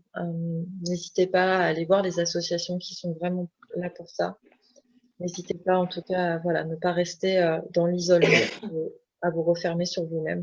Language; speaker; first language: French; native; French